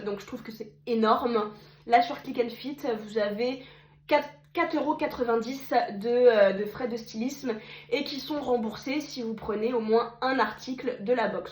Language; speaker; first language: French; native; French